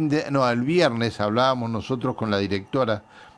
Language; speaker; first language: Spanish; native; Spanish